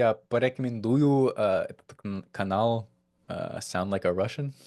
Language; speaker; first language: Russian; non-native, fluent; English